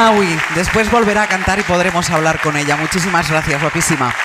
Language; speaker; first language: Spanish; native; Spanish